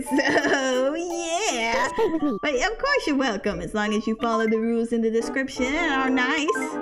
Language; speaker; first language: English; native; English